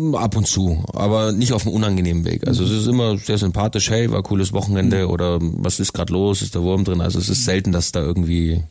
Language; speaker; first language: German; native; German